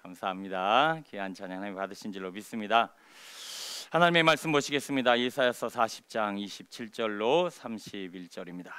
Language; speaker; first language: Korean; native; Korean